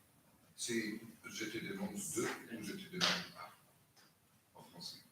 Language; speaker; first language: French; non-native, fluent; German